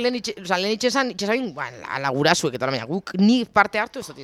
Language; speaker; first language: Basque; native; Basque